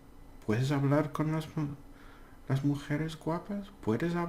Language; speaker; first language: Spanish; non-native, learner; English